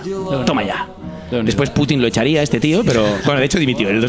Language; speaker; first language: Spanish; non-native, local second language; Catalan